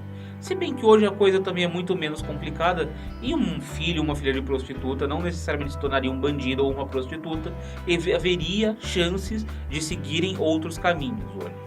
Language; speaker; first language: Portuguese; native; Portuguese